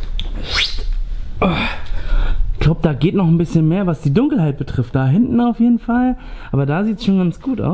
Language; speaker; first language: German; native; German